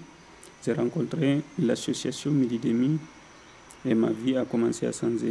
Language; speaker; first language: French; non-native, learner; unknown